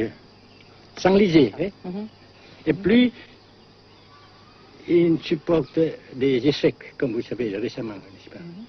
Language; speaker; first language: French; non-native, local second language; Vietnamese